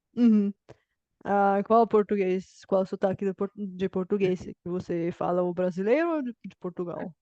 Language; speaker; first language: Portuguese; non-native, fluent; Bulgarian